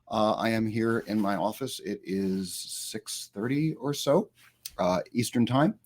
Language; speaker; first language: English; native; English